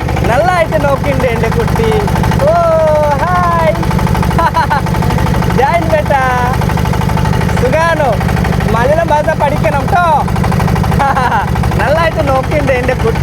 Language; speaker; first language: Malayalam; non-native, learner; Bangla